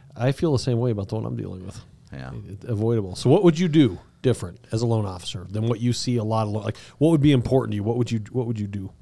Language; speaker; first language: English; native; English